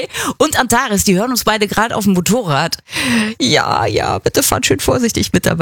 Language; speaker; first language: German; native; German